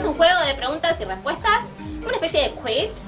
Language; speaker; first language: Spanish; native; Spanish